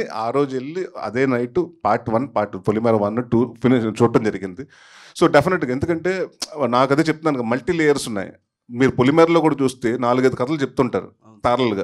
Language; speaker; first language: Telugu; native; Telugu